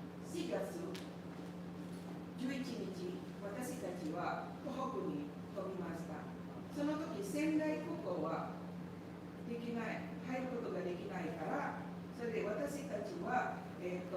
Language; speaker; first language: Japanese; non-native, learner; Indonesian